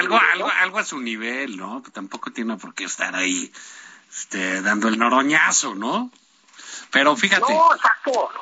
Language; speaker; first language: Spanish; native; Spanish